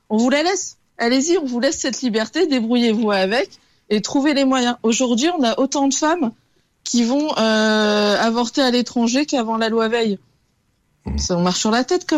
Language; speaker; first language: French; native; French